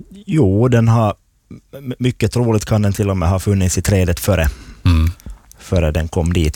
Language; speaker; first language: Swedish; native; Swedish